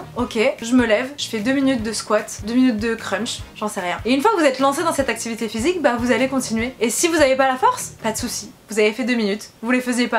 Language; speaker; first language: French; native; French